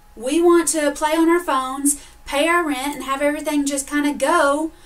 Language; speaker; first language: English; native; English